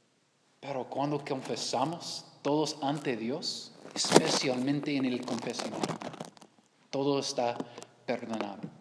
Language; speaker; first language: Spanish; non-native, learner; English